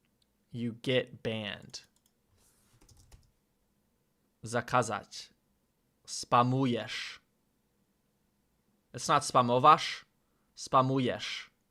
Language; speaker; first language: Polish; non-native, learner; English